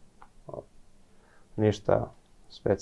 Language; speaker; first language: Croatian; early bilingual, heritage; Croatian